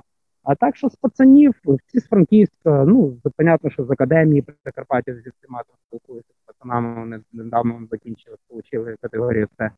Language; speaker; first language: Ukrainian; native; Ukrainian